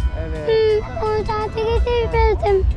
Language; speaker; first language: Turkish; early bilingual, heritage; Turkish